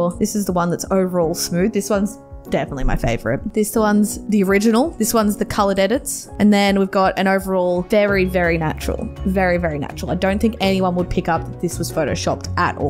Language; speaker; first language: English; native; English